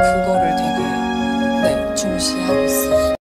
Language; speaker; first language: Korean; native; Korean